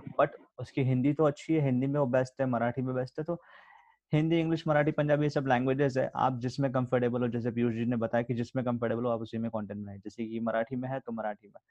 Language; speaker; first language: Hindi; native; Hindi